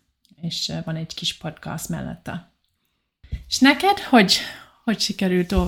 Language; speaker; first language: Hungarian; non-native, learner; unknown